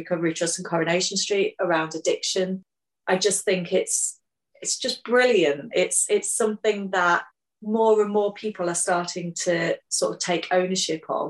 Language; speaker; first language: English; native; English